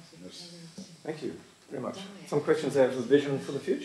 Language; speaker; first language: English; native; English